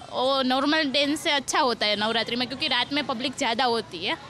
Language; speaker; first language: Hindi; non-native, local second language; Gujarati